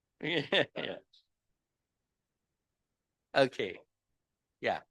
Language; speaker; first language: English; non-native, learner; Thai